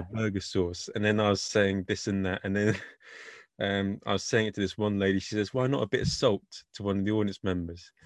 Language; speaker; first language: English; native; English